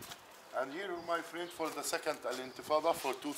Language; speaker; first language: English; non-native, learner; Arabic